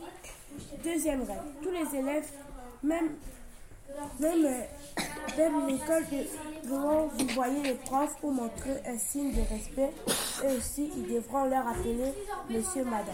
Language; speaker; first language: French; native; French